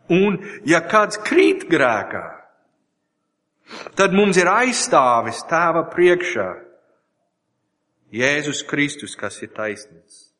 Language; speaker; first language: Latvian; non-native, learner; English